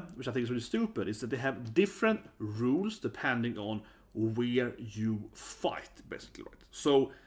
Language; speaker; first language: English; non-native, fluent; Swedish